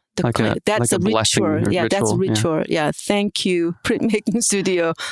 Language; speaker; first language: English; non-native, fluent; Korean